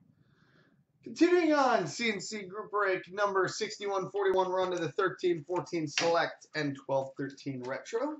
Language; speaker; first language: English; native; English